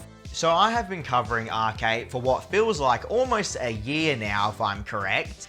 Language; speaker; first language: English; native; English